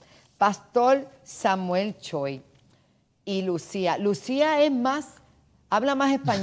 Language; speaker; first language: Spanish; native; Spanish